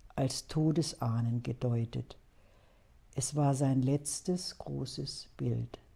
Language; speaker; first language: German; native; German